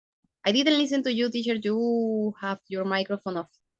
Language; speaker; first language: English; non-native, learner; Spanish